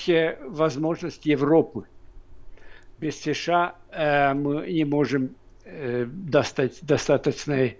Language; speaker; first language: Russian; non-native, fluent; Hungarian